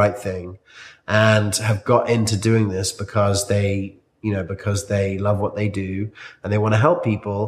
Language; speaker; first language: English; native; English